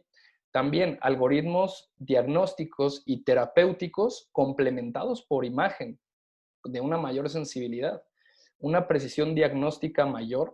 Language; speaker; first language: Spanish; native; Spanish